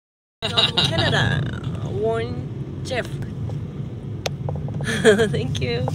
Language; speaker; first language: English; non-native, learner; Japanese